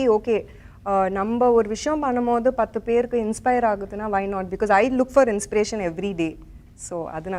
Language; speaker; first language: Tamil; non-native, local second language; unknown